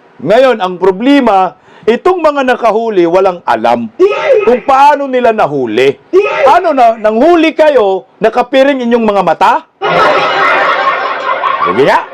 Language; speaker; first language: Filipino; non-native, local second language; Cebuano